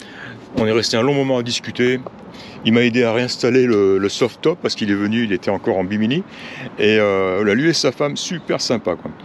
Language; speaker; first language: French; native; French